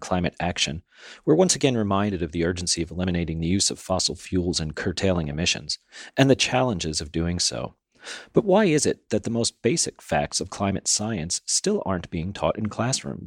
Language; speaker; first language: English; native; English